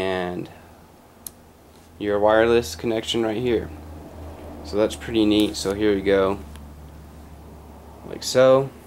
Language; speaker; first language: English; native; English